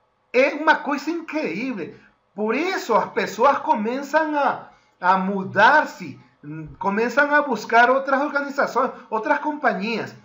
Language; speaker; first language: Portuguese; non-native, fluent; Spanish